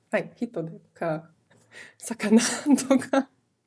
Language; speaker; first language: Japanese; non-native, learner; Italian